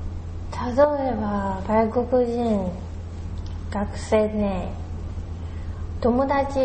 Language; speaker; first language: Japanese; non-native, learner; Chinese